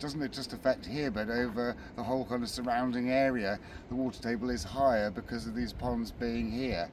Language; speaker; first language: English; native; English